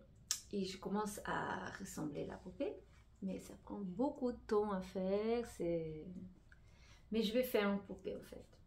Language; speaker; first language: French; non-native, fluent; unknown